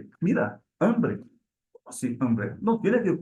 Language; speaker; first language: Spanish; non-native, learner; Portuguese